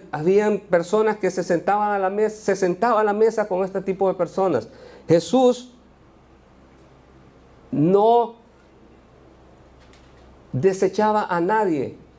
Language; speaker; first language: Spanish; native; Spanish